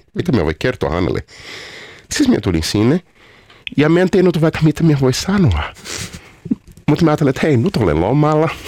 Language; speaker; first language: Finnish; non-native, fluent; Portuguese